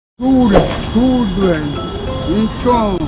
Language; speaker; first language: Korean; non-native, learner; Mongolian